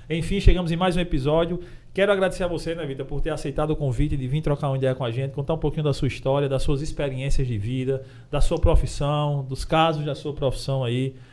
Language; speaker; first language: Portuguese; native; Portuguese